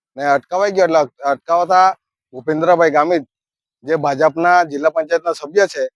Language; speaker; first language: Gujarati; non-native, local second language; Gamit